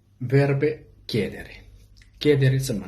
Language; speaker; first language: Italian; non-native, fluent; Pashto